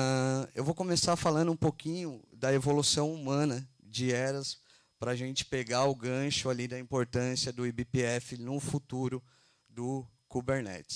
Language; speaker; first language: Portuguese; native; Portuguese